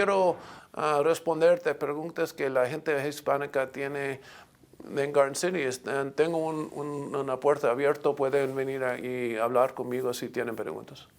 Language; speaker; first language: Spanish; non-native, learner; English